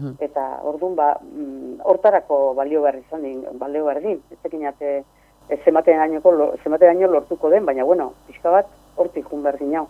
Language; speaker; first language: Basque; native; Basque